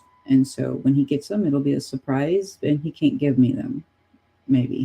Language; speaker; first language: English; native; English